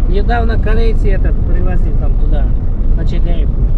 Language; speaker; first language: Russian; non-native, local second language; Kazakh